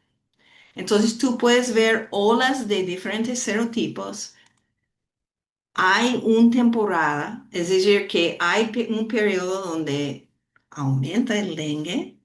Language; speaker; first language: Spanish; non-native, fluent; English